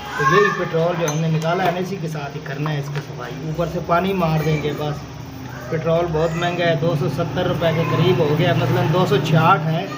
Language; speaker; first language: Urdu; non-native, local second language; Punjabi